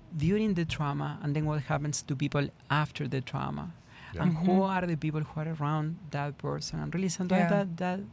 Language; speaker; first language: English; non-native, fluent; Spanish